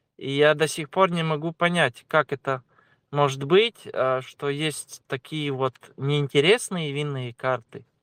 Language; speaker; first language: Russian; non-native, local second language; Latvian